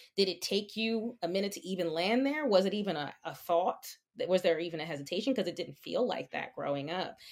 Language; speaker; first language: English; native; English